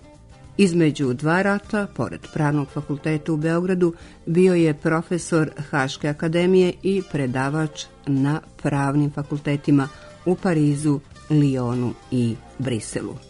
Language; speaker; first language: Serbian; native; Serbian